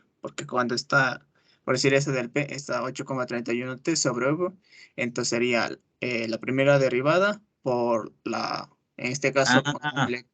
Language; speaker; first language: Spanish; native; Spanish